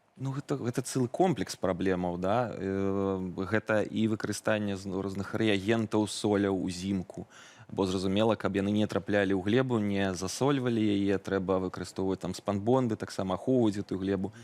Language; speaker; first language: Belarusian; native; Belarusian